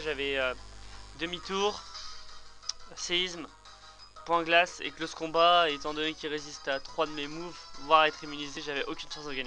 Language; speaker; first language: French; native; French